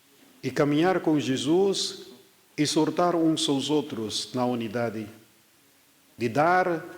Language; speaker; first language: Portuguese; non-native, fluent; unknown